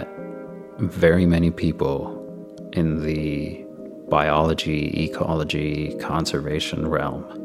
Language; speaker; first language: English; non-native, local second language; Urdu